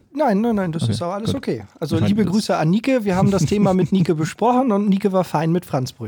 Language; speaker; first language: German; native; German